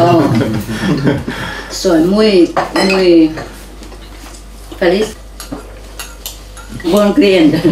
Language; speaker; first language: Spanish; non-native, learner; Vietnamese